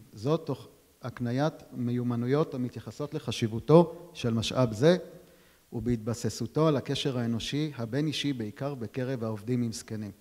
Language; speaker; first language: Hebrew; native; Hebrew